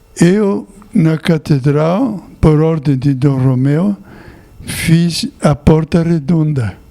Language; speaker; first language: Portuguese; non-native, fluent; Italian